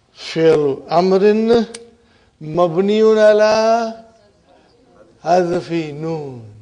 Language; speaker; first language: Arabic; non-native, fluent; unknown